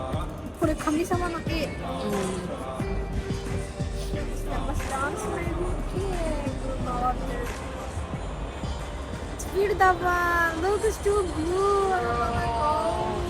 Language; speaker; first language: Japanese; non-native, fluent; Hindi